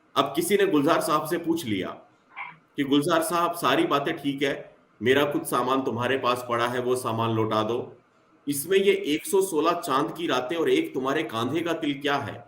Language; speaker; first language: Hindi; native; Hindi